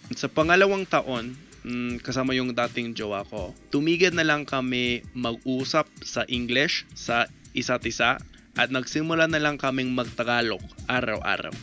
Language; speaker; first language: Filipino; non-native, fluent; English